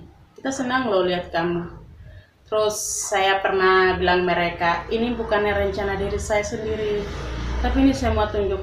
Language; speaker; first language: Indonesian; non-native, local second language; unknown